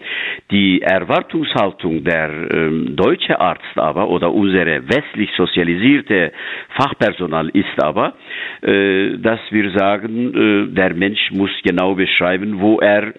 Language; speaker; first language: German; non-native, fluent; Turkish